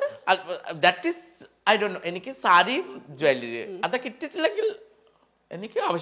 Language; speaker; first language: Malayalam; non-native, fluent; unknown